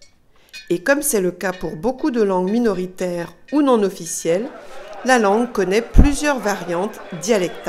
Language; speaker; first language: French; native; French